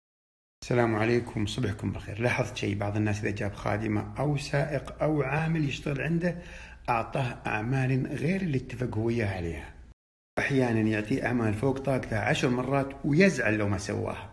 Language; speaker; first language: Arabic; native; Arabic